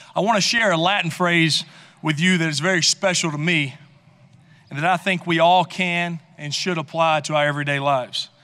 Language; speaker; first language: English; native; English